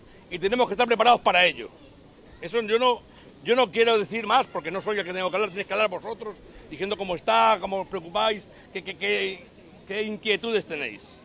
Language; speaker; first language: Spanish; native; Spanish